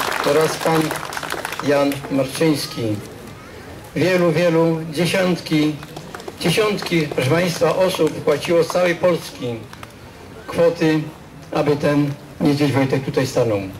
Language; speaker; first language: Polish; native; Polish